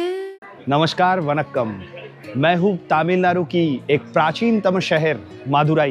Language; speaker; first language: Hindi; non-native, local second language; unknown